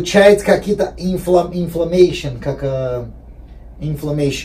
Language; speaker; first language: Russian; non-native, learner; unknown